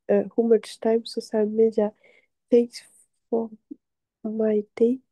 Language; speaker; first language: English; non-native, learner; French